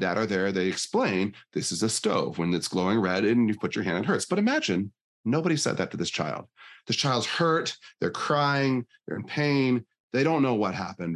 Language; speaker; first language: English; native; English